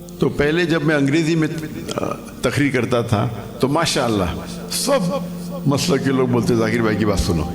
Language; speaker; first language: Urdu; non-native, local second language; Konkani